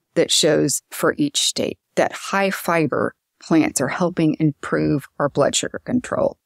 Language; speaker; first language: English; native; English